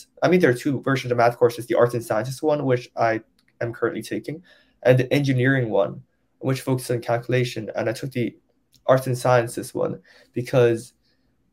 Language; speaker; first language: English; non-native, local second language; Cantonese